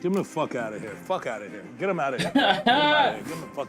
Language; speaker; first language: English; native; English